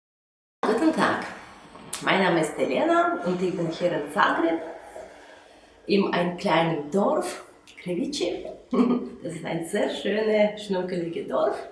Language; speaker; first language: German; non-native, fluent; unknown